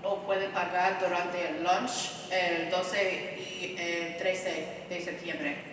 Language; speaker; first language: Spanish; non-native, fluent; English